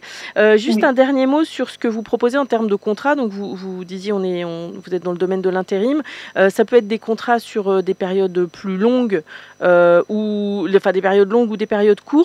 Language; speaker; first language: French; native; French